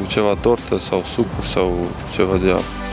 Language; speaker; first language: Romanian; non-native, local second language; Russian